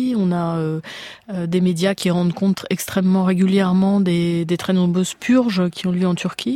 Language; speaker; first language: French; native; French